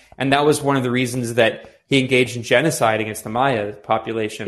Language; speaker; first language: English; native; English